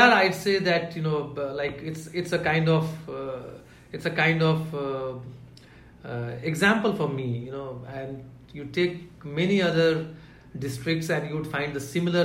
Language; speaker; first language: English; non-native, local second language; Hindi